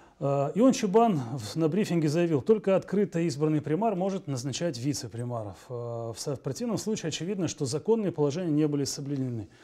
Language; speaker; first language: Russian; native; Russian